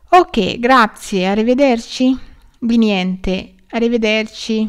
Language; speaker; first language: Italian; non-native, learner; Sinhala